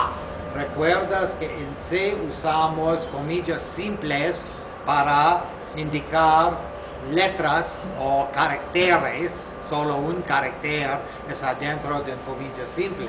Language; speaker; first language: Spanish; non-native, fluent; English